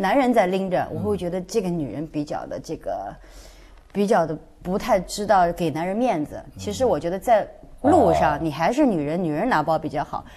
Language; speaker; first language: Chinese; native; Chinese